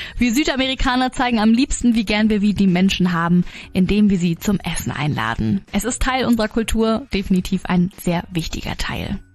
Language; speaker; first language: German; native; German